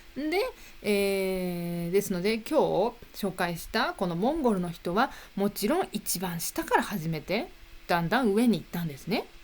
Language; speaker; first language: Japanese; native; Japanese